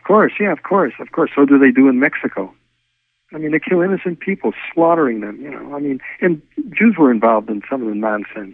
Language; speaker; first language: English; early bilingual, other home language; Yiddish